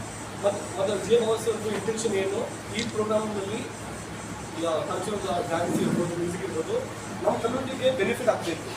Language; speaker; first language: Kannada; non-native, local second language; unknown